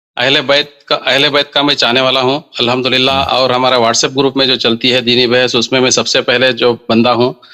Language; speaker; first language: Urdu; native; Urdu